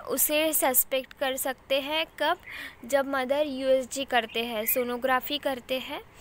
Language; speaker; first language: Hindi; non-native, local second language; Marathi